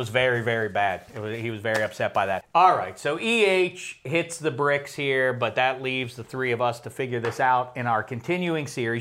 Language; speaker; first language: English; native; English